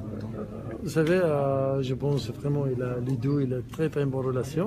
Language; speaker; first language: French; non-native, learner; Arabic